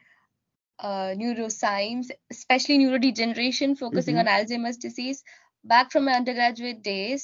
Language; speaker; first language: English; non-native, local second language; Malayalam